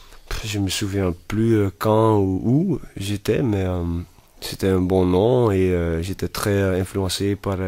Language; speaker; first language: French; non-native, fluent; Dutch